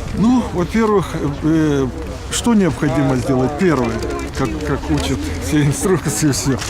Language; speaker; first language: Russian; native; Russian